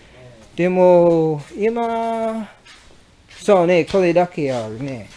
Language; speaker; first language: Japanese; non-native, learner; English